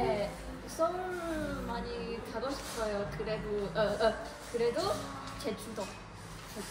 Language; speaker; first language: Korean; non-native, learner; Chinese